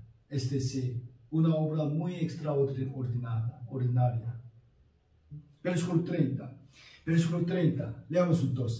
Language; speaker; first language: Spanish; non-native, fluent; Korean